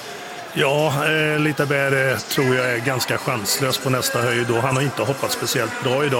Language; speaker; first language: Swedish; native; Swedish